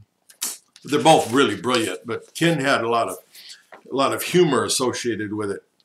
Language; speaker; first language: English; native; English